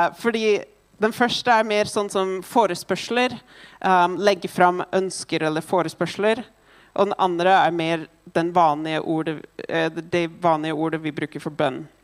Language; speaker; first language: Norwegian; non-native, fluent; English